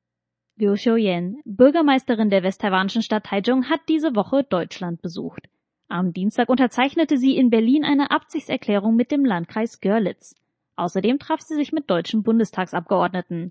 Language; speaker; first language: German; native; German